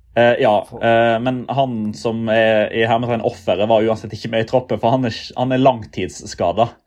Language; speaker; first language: Norwegian; native; Norwegian